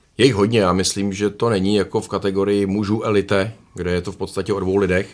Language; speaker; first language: Czech; native; Czech